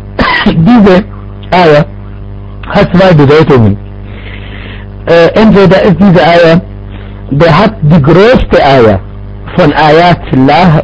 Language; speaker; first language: German; non-native, fluent; Arabic